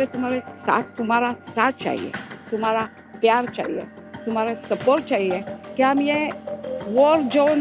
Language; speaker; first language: Hindi; early bilingual, heritage; Hindi